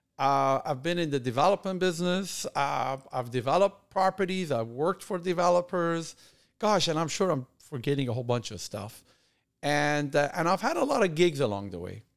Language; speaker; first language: English; non-native, fluent; Persian